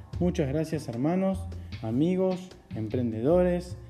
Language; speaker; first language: Spanish; native; Spanish